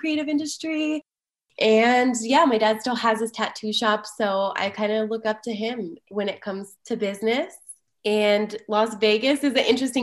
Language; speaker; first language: English; native; English